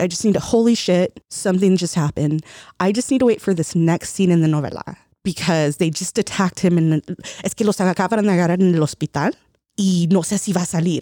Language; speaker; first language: English; early bilingual, other home language; Spanish